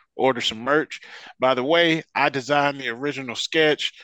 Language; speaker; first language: English; native; English